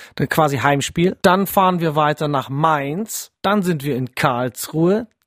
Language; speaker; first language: German; early bilingual, other home language; Polish